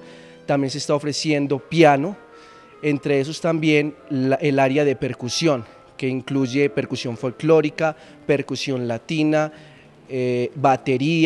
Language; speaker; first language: Spanish; native; Spanish